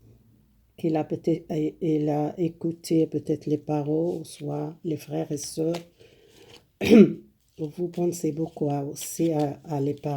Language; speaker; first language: French; non-native, learner; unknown